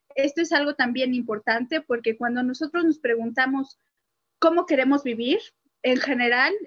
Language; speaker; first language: Spanish; native; Spanish